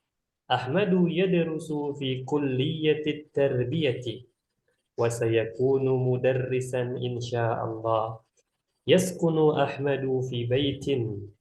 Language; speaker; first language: Arabic; non-native, fluent; Indonesian